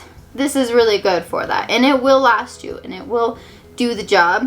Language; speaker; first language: English; native; English